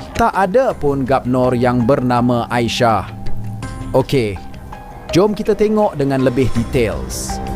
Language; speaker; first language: Malay; native; Malay